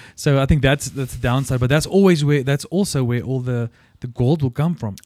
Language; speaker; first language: English; non-native, local second language; Afrikaans